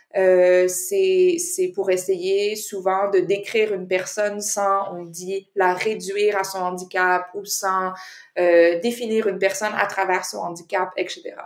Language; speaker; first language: French; native; French